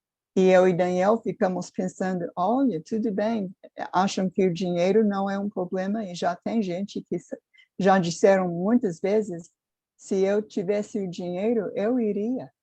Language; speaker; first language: Portuguese; non-native, fluent; English